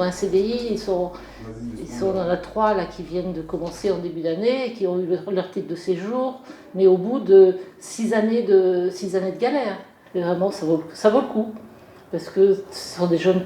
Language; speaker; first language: French; native; French